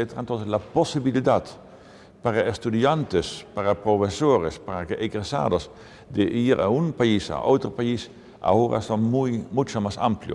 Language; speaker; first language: Spanish; non-native, fluent; Dutch